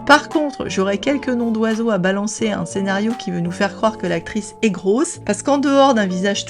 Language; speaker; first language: French; native; French